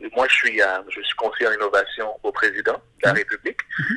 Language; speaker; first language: French; native; French